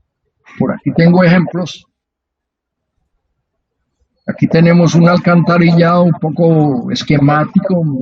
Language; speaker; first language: Spanish; native; Spanish